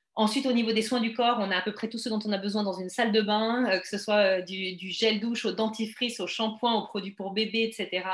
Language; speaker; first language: French; native; French